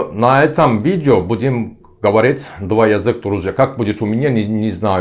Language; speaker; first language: Russian; non-native, learner; Turkish